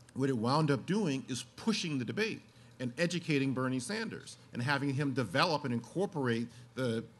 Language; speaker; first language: English; native; English